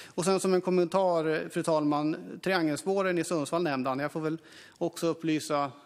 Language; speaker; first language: Swedish; native; Swedish